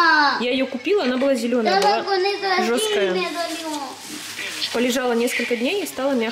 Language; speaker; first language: Russian; native; Russian